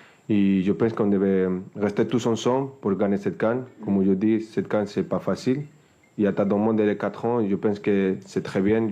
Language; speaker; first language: French; non-native, fluent; Spanish